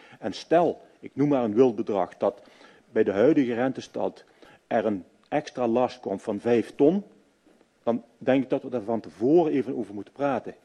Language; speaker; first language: Dutch; native; Dutch